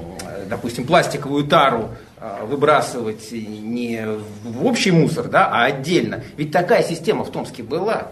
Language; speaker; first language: Russian; native; Russian